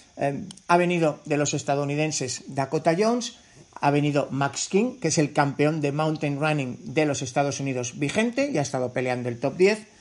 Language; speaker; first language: Spanish; native; Spanish